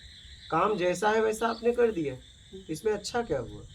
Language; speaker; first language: Hindi; native; Hindi